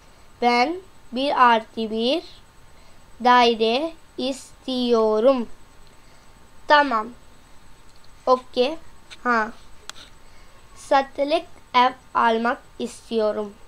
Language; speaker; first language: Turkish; non-native, learner; Urdu